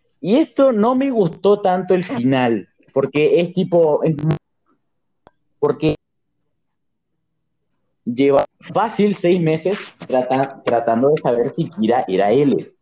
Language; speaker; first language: Spanish; native; Spanish